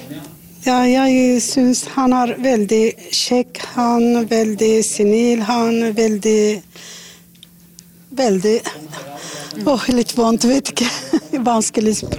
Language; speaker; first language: Norwegian; non-native, learner; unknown